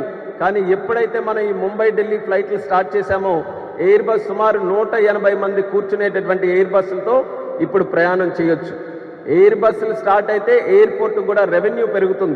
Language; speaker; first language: Telugu; native; Telugu